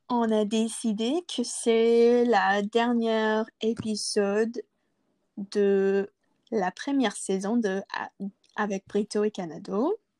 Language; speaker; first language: French; non-native, local second language; English